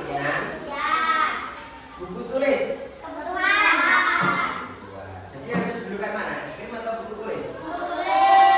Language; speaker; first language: Indonesian; native; Indonesian